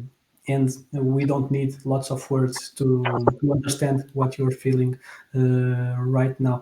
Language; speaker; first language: English; non-native, fluent; Portuguese